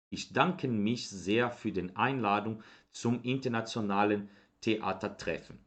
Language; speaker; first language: German; non-native, fluent; Portuguese